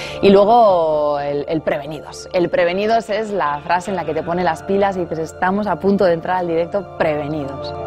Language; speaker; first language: Spanish; non-native, local second language; Basque